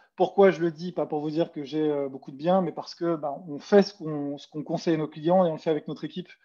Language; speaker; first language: French; native; French